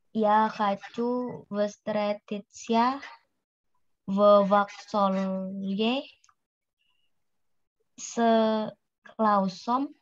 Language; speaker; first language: Russian; non-native, learner; Indonesian